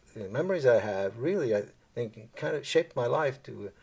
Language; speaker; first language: English; native; English